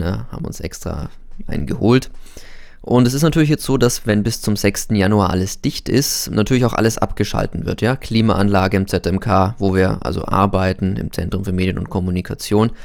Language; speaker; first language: German; native; German